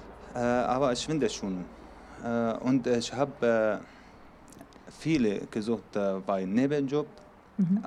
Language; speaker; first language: German; non-native, learner; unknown